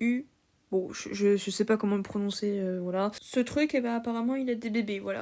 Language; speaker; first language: French; native; French